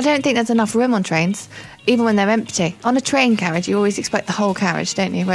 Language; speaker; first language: English; native; English